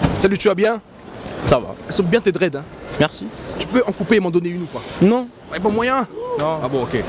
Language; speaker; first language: French; native; French